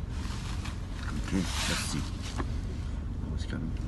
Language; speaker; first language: English; non-native, local second language; Arabic